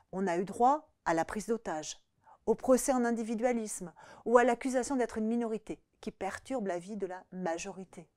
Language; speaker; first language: French; native; French